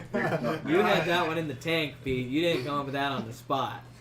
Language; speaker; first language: English; native; English